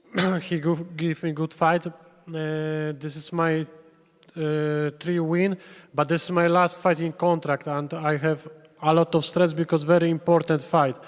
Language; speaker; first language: English; non-native, learner; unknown